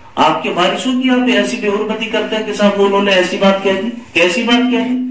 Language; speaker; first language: Urdu; native; Urdu